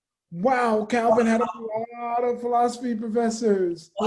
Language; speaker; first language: English; native; English